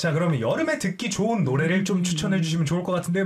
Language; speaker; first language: Korean; non-native, fluent; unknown